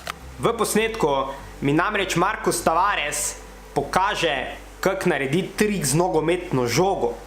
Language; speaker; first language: Slovenian; native; Slovenian